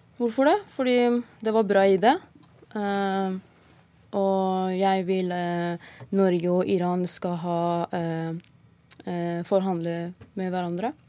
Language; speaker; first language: Norwegian; non-native, fluent; Persian